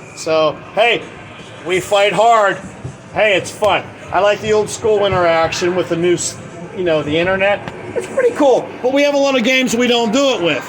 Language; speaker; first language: English; native; English